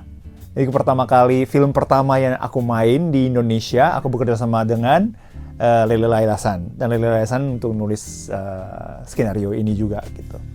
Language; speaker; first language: Indonesian; non-native, fluent; Japanese